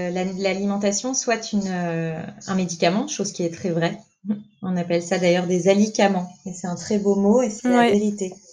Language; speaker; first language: French; native; French